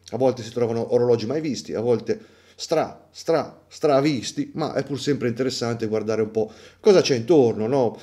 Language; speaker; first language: Italian; native; Italian